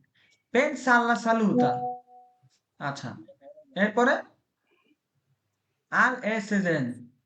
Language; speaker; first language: Italian; non-native, fluent; Bangla